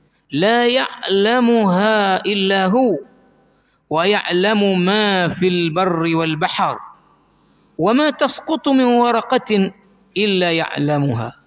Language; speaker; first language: Arabic; non-native, fluent; Indonesian